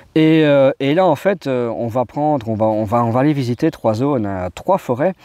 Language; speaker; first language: French; native; French